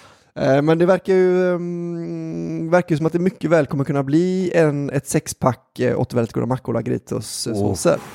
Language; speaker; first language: Swedish; native; Swedish